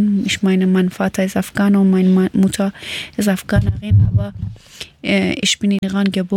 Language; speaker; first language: German; non-native, learner; Persian